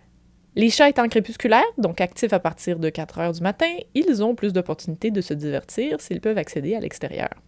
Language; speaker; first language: French; native; French